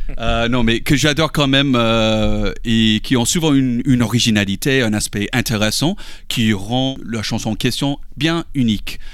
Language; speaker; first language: French; non-native, fluent; English